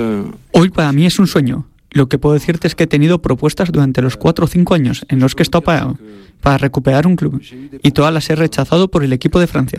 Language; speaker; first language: Spanish; non-native, fluent; French